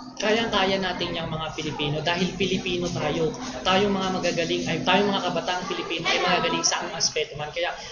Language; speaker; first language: Filipino; native; Filipino